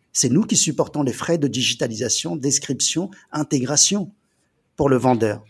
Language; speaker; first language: French; early bilingual, other home language; Chinese